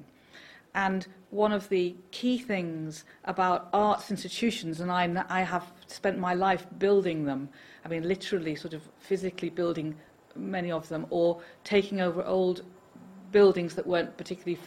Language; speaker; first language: English; native; English